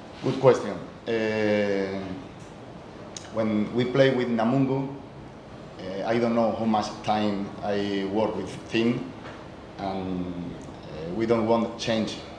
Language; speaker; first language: English; non-native, learner; Spanish